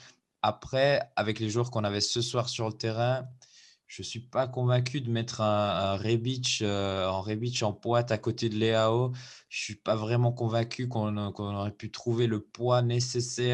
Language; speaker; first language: French; native; French